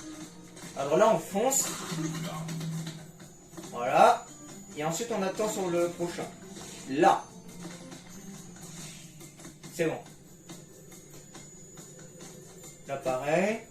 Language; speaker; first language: French; native; French